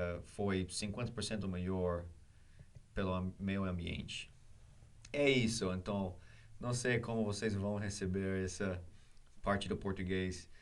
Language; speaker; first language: Portuguese; non-native, learner; English